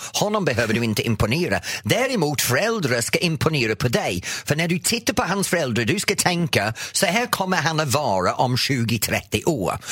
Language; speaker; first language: Swedish; non-native, fluent; English